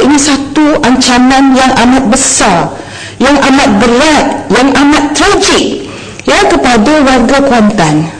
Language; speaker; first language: Malay; native; Malay